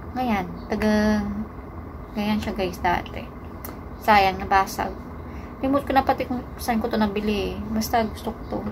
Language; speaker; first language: Filipino; non-native, local second language; Bikol